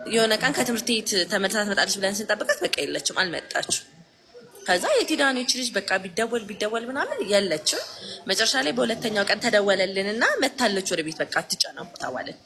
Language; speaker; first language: Amharic; native; Amharic